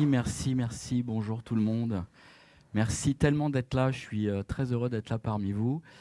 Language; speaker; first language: French; native; French